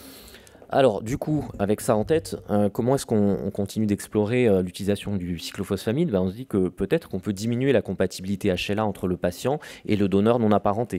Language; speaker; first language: French; native; French